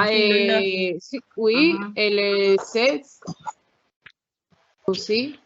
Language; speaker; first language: French; non-native, learner; Spanish